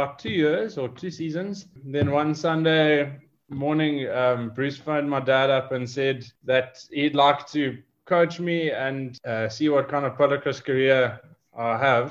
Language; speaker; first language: English; native; English